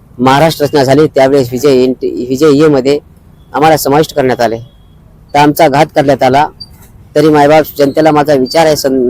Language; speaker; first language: Marathi; non-native, local second language; Lambadi